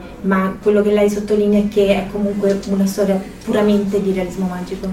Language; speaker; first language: Italian; native; Italian